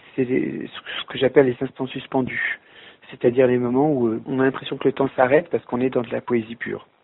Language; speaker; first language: French; native; French